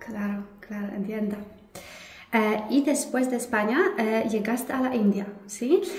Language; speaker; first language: Spanish; non-native, fluent; Polish